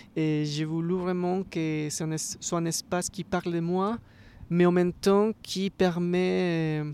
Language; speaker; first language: French; non-native, fluent; Spanish